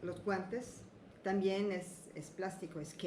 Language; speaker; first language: Spanish; non-native, learner; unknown